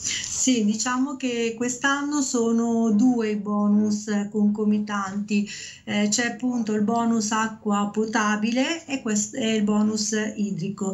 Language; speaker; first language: Italian; native; Italian